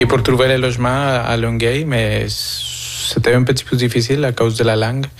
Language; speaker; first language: French; non-native, fluent; Spanish